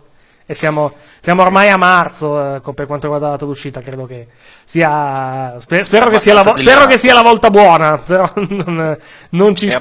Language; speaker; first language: Italian; native; Italian